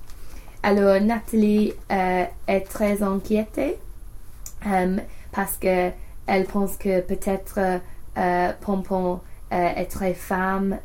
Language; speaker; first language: French; non-native, learner; English